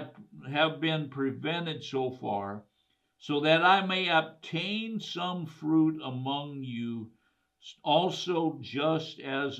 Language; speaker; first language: English; native; English